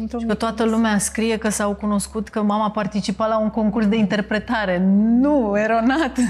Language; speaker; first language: Romanian; native; Romanian